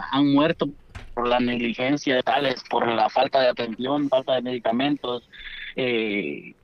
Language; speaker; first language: Spanish; native; Spanish